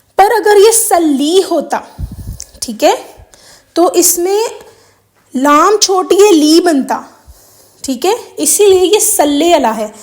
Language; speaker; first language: Urdu; native; Urdu